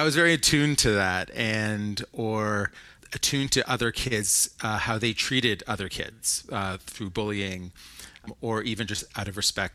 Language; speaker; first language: English; native; English